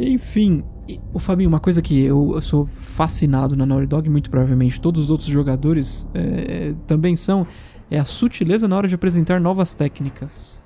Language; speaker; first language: Portuguese; native; Portuguese